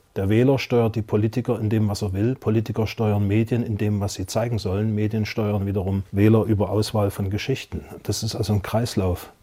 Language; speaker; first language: German; native; German